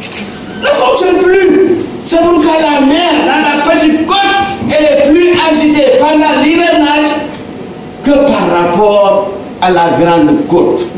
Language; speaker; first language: French; non-native, local second language; Wolof